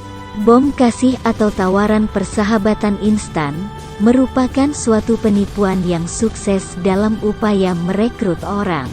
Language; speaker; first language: Indonesian; native; Indonesian